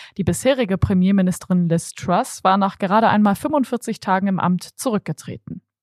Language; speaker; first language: German; native; German